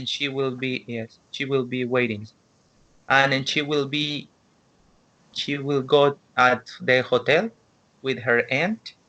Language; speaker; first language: English; non-native, learner; Spanish